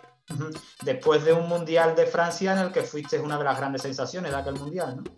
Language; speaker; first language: Spanish; native; Spanish